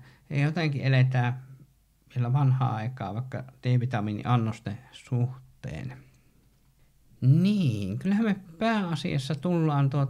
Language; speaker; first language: Finnish; native; Finnish